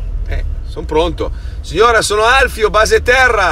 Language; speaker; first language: Italian; native; Italian